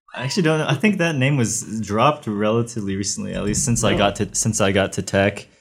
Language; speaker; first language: English; native; English